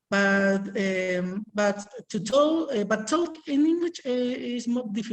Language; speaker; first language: English; non-native, learner; Spanish